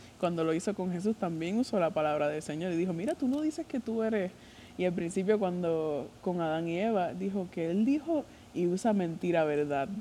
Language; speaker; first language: Spanish; native; Spanish